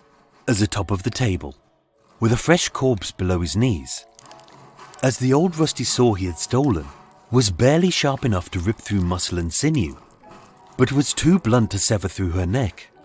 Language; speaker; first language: English; native; English